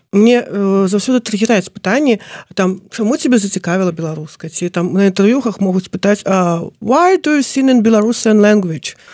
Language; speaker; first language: Belarusian; native; Belarusian